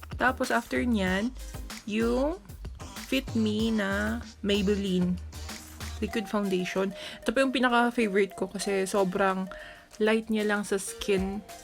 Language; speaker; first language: Filipino; non-native, local second language; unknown